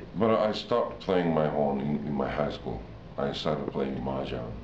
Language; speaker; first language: English; non-native, fluent; Japanese